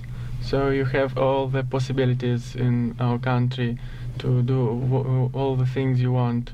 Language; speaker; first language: English; non-native, learner; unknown